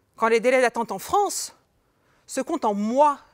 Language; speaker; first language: French; native; French